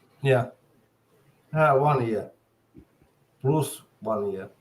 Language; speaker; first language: English; non-native, learner; Finnish